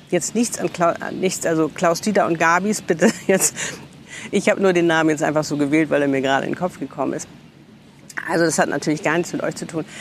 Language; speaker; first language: German; native; German